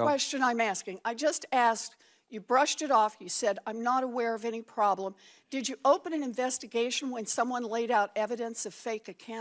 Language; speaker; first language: English; native; English